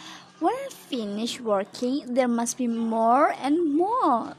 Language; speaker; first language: English; non-native, learner; Indonesian